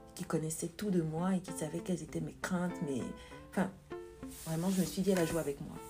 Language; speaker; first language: French; native; French